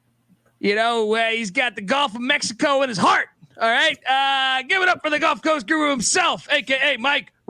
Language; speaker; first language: English; native; English